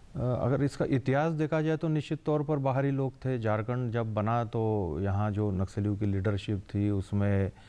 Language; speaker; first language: Hindi; non-native, local second language; Marathi